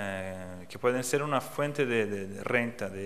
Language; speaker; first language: Spanish; non-native, fluent; Portuguese